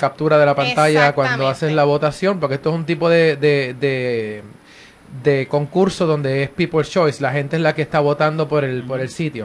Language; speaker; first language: Spanish; native; Spanish